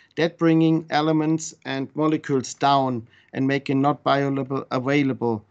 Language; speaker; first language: English; non-native, fluent; German